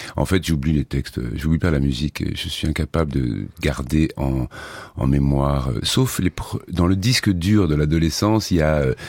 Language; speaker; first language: French; native; French